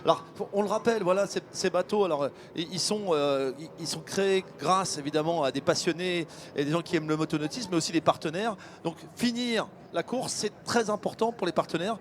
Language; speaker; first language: French; native; French